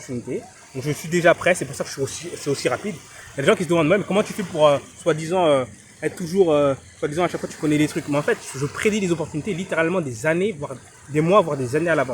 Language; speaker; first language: French; native; French